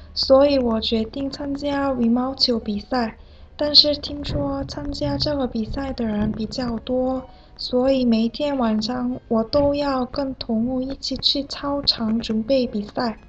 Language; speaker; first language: Chinese; non-native, fluent; Korean